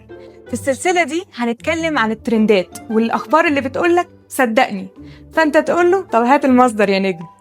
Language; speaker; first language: Arabic; native; Arabic